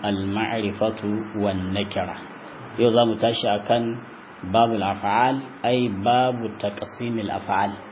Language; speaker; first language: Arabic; non-native, fluent; Hausa